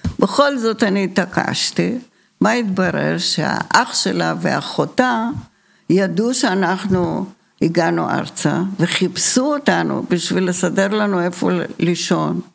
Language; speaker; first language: Hebrew; early bilingual, other home language; Bulgarian